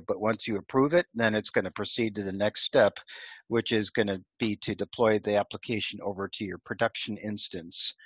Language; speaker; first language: English; native; English